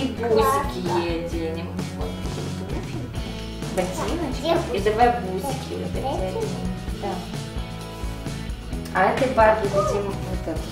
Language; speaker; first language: Russian; native; Russian